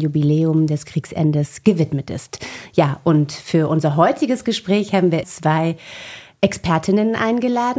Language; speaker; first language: German; native; German